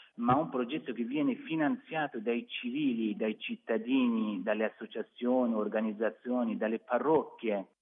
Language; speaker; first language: Italian; non-native, fluent; Persian